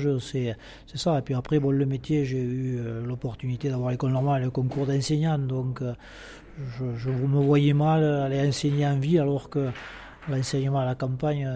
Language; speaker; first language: French; native; French